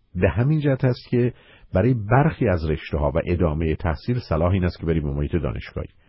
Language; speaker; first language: Persian; native; Persian